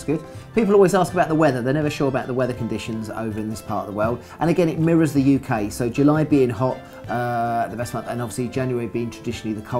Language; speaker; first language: English; native; English